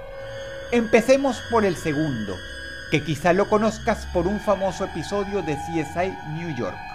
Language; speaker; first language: Spanish; native; Spanish